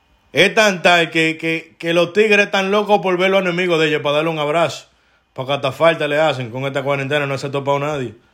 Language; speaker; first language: Spanish; early bilingual, heritage; Spanish